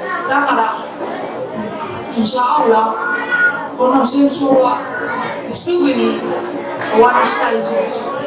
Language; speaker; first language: Japanese; non-native, learner; Indonesian